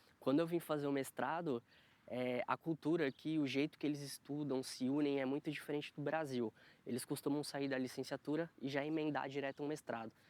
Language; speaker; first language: Portuguese; native; Portuguese